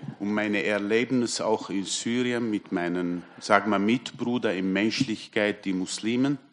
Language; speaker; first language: German; non-native, fluent; Armenian